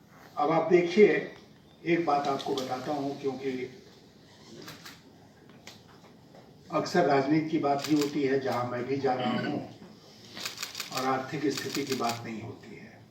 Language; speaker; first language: Hindi; native; Hindi